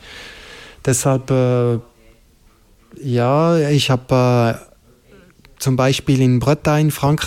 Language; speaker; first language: German; non-native, local second language; French